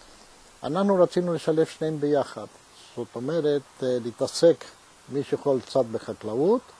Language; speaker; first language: Hebrew; non-native, fluent; Spanish